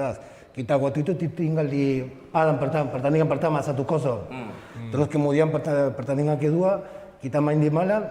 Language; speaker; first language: Indonesian; non-native, learner; Spanish